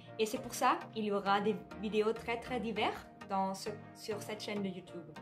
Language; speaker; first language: French; non-native, fluent; German